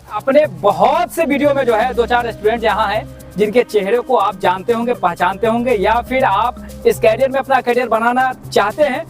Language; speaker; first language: Hindi; native; Hindi